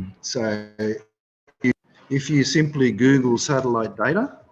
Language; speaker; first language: English; native; English